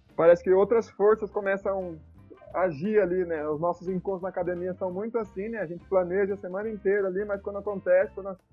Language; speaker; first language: Portuguese; native; Portuguese